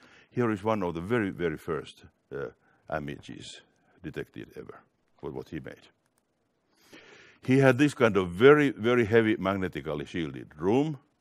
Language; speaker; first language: English; non-native, fluent; Finnish